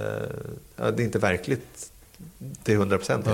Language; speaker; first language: Swedish; native; Swedish